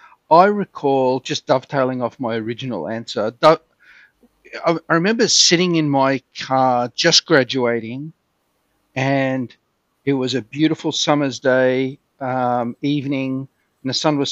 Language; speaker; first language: English; native; English